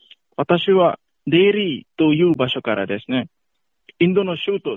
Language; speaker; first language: Japanese; non-native, learner; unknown